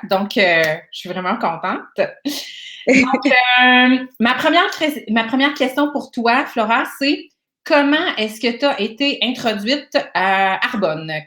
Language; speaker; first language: French; native; French